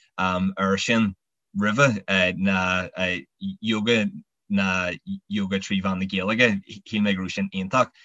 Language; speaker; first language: Irish; non-native, local second language; English